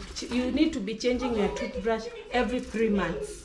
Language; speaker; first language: English; non-native, local second language; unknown